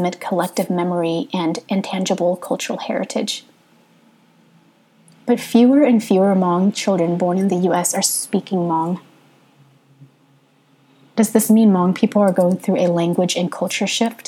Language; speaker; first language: English; early bilingual, other home language; Hmong